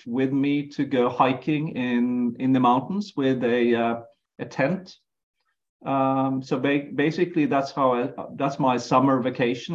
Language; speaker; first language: English; non-native, fluent; Norwegian